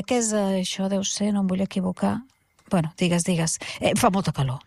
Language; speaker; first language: Catalan; native; Catalan